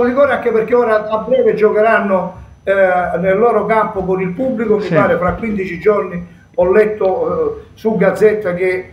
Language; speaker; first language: Italian; native; Italian